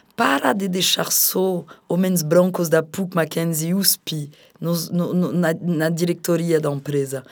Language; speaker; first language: Portuguese; non-native, fluent; French